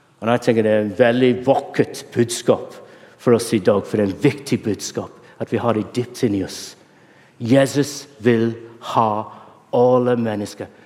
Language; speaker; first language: Norwegian; non-native, fluent; English